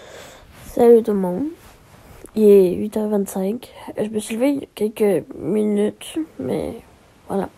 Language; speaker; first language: French; native; French